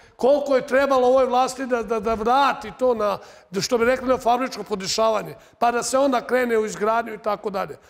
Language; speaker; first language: Serbian; native; Serbian